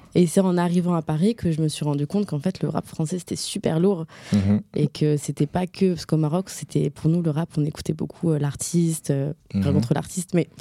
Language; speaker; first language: French; native; French